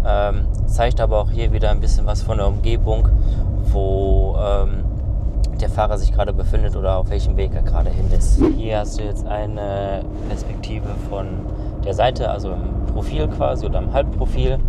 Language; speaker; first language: German; native; German